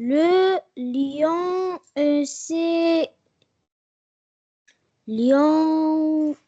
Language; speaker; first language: French; non-native, local second language; Arabic